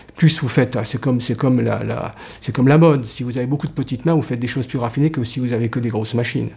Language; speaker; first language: French; native; French